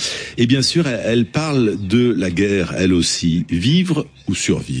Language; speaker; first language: French; native; French